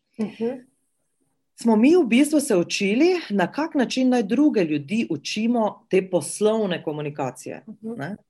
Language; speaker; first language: Slovenian; native; Slovenian